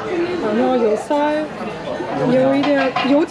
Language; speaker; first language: Chinese; non-native, learner; Turkish